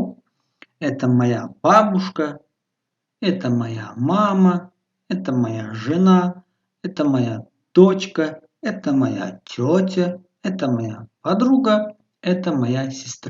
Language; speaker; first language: Russian; non-native, local second language; Tajik